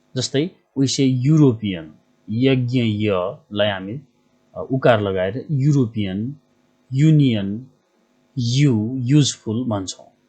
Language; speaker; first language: Nepali; native; Nepali